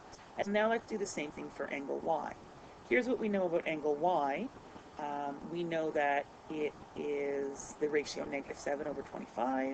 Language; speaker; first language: English; native; English